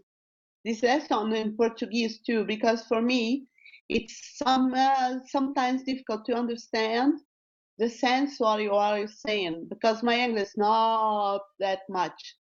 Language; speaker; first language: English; non-native, learner; Portuguese